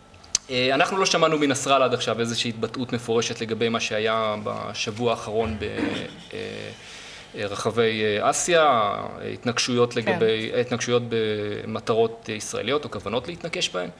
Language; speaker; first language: Hebrew; native; Hebrew